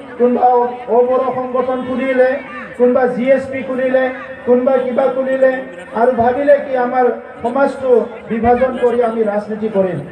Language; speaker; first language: Assamese; non-native, local second language; Bodo